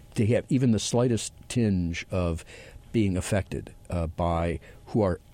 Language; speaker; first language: English; native; English